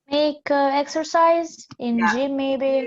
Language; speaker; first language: English; non-native, learner; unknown